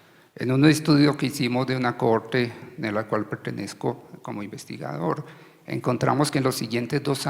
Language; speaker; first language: Spanish; native; Spanish